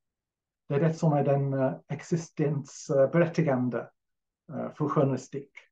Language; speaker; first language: Swedish; non-native, fluent; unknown